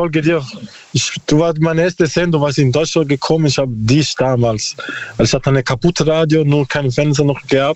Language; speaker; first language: German; non-native, learner; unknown